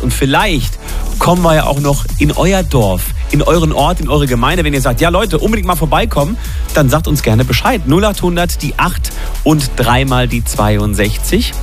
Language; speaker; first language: German; native; German